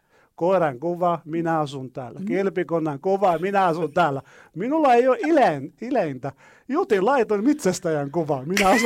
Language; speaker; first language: Finnish; non-native, learner; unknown